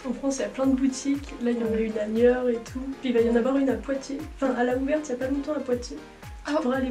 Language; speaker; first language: French; native; French